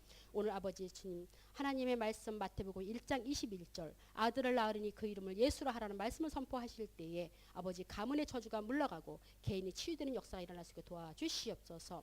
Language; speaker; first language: Korean; native; Korean